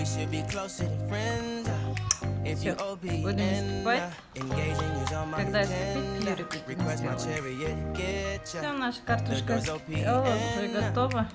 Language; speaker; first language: Russian; non-native, learner; Tajik